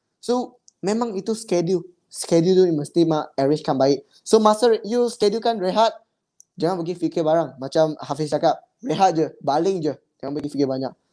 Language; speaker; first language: Malay; non-native, local second language; Chinese